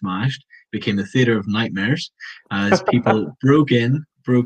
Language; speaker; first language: English; native; English